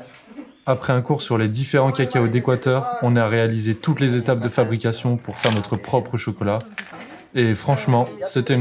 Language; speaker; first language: French; native; French